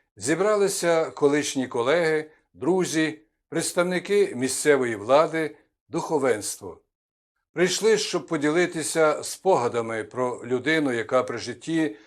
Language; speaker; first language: Ukrainian; native; Ukrainian